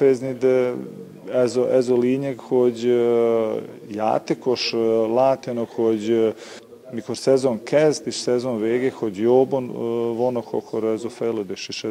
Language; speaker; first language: Hungarian; non-native, learner; Serbian